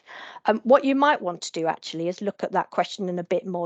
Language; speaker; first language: English; native; English